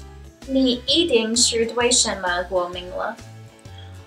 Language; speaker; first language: Chinese; non-native, learner; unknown